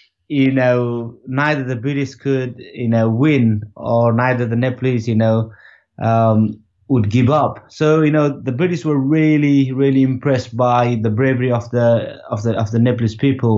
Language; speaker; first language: English; non-native, local second language; Nepali